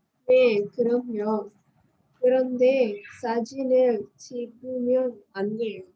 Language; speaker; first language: Korean; non-native, learner; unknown